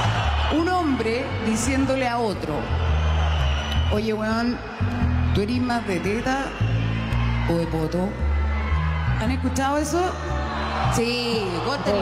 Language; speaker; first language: Spanish; native; Spanish